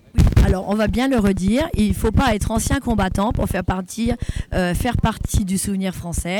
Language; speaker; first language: French; native; French